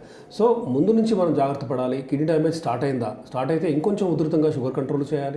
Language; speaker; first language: Telugu; native; Telugu